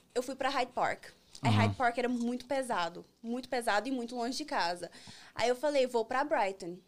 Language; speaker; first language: Portuguese; native; Portuguese